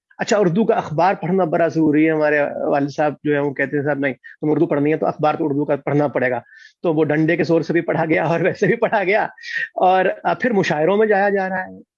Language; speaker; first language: Urdu; native; Urdu